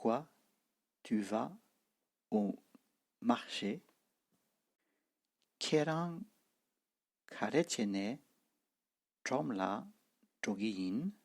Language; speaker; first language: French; non-native, fluent; Tibetan